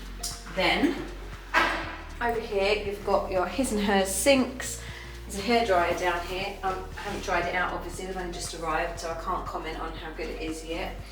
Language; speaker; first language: English; native; English